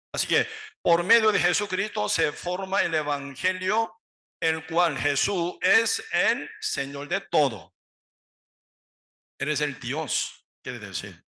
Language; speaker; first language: Spanish; non-native, learner; Korean